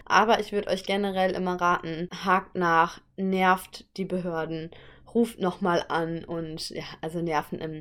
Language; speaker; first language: German; native; German